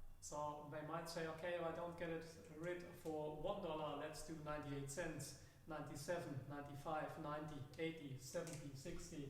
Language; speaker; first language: English; non-native, fluent; German